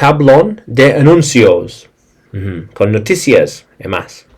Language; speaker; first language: Spanish; non-native, learner; English